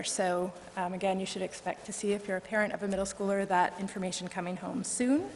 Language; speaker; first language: English; native; English